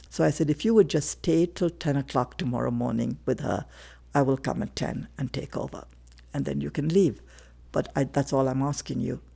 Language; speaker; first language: English; non-native, local second language; Tamil